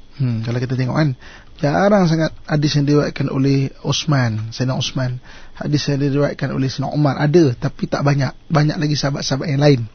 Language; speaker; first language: Malay; native; Malay